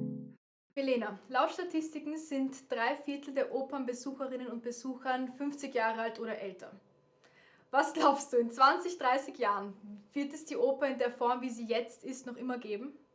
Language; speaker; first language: German; native; German